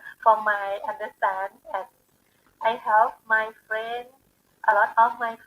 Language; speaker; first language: English; non-native, learner; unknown